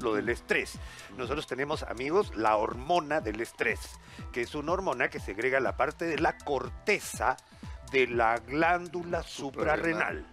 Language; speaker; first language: Spanish; native; Spanish